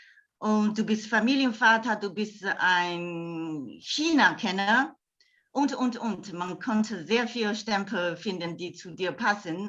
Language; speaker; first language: German; non-native, fluent; Chinese